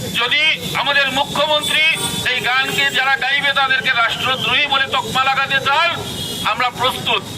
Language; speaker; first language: Bangla; native; Bangla